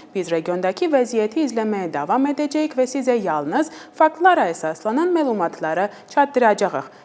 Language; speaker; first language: Azerbaijani; non-native, fluent; Armenian